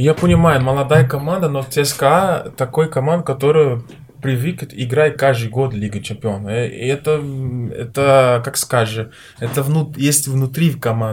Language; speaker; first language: Russian; non-native, learner; Portuguese